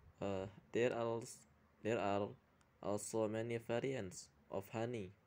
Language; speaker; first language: English; non-native, learner; Indonesian